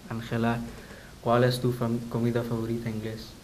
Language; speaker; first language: Spanish; non-native, learner; English